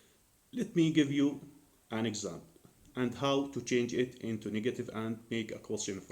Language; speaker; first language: English; non-native, fluent; Arabic